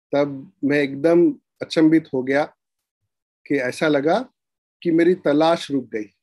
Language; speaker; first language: Hindi; non-native, local second language; Marathi